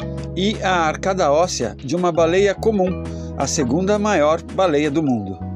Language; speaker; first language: Portuguese; native; Portuguese